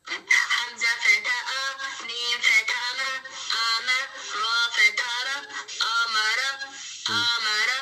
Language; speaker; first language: Arabic; non-native, learner; Amharic